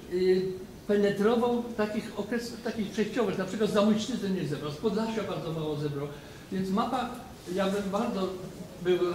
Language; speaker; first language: Polish; native; Polish